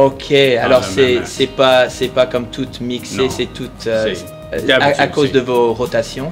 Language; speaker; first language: French; non-native, learner; English